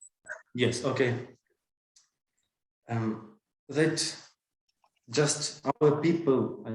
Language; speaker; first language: English; non-native, learner; Ukrainian